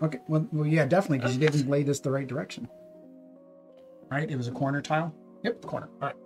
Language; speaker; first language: English; native; English